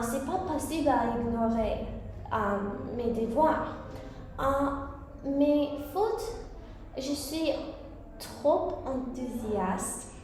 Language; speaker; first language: French; non-native, learner; English